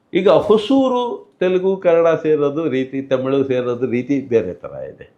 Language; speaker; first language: Kannada; native; Kannada